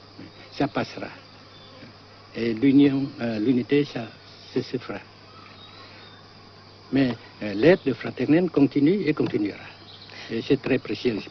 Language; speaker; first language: French; non-native, fluent; Vietnamese